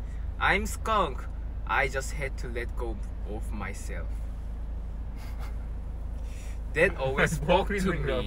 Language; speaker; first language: English; non-native, learner; Korean